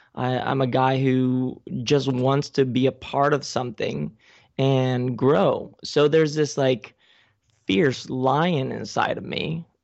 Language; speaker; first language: English; non-native, fluent; Spanish